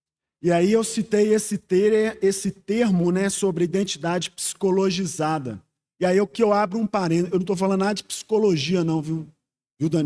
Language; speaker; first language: Portuguese; native; Portuguese